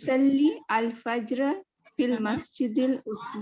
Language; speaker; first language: Arabic; non-native, learner; Urdu